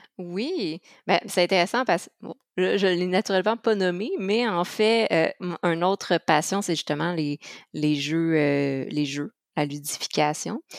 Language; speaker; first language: French; native; French